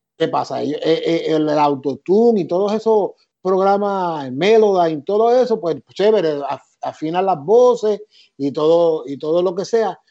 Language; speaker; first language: Spanish; native; Spanish